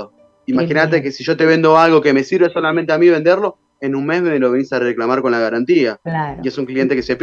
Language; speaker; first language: Spanish; native; Spanish